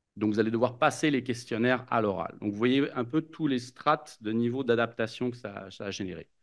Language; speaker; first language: French; native; French